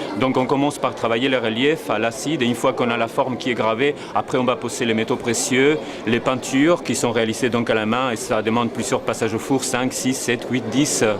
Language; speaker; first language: French; non-native, fluent; Spanish